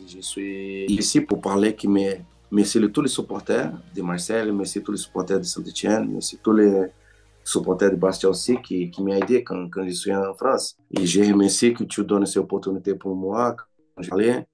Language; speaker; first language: French; non-native, learner; Portuguese